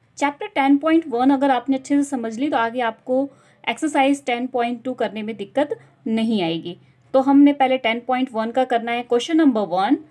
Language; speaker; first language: Hindi; native; Hindi